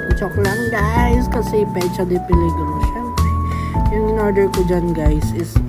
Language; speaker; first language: Filipino; non-native, local second language; Cebuano